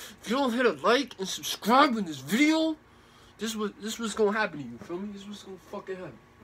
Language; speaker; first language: English; early bilingual, other home language; Spanish